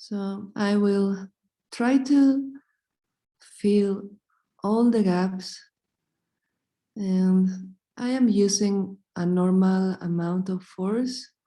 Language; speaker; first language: English; non-native, fluent; Spanish